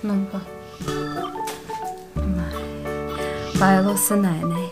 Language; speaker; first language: Chinese; non-native, fluent; Russian